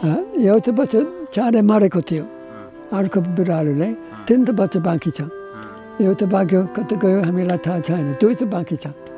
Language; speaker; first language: Nepali; non-native, learner; English